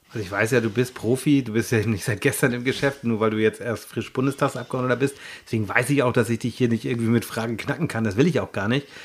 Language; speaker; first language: German; native; German